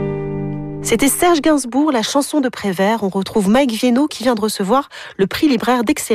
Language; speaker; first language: French; native; French